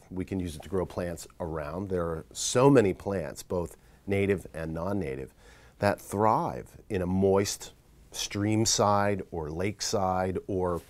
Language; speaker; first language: English; native; English